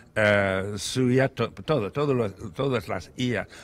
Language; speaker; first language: Spanish; non-native, fluent; English